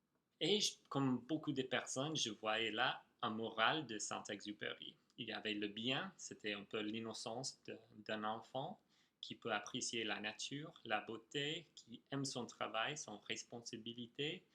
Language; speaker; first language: French; non-native, fluent; English